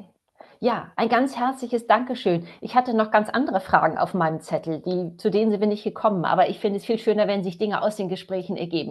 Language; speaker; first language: German; native; German